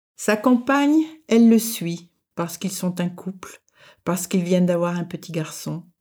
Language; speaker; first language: French; native; French